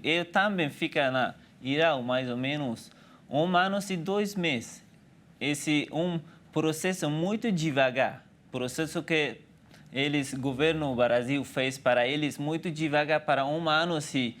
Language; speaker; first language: Portuguese; non-native, learner; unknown